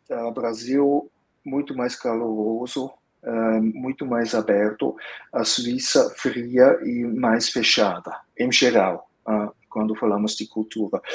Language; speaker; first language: Portuguese; non-native, fluent; Swiss German